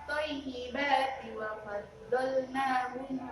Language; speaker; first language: Indonesian; native; Indonesian